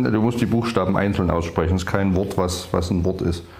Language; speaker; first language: German; native; German